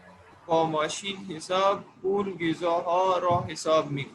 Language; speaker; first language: Persian; non-native, learner; Urdu